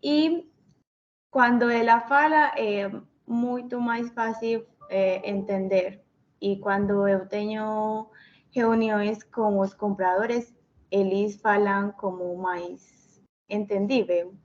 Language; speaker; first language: Portuguese; non-native, learner; Spanish